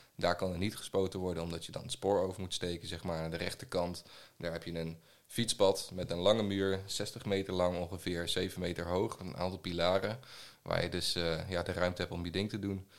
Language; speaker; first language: Dutch; native; Dutch